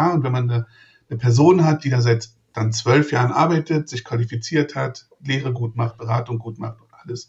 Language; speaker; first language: German; native; German